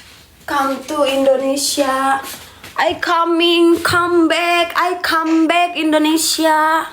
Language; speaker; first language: English; non-native, learner; Indonesian